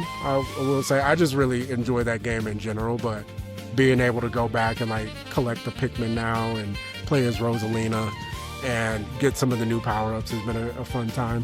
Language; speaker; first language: English; native; English